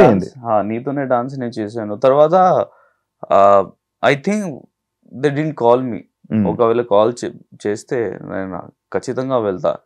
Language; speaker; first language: Telugu; non-native, learner; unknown